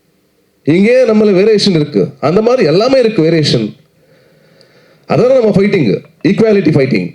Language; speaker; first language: Tamil; non-native, learner; Kannada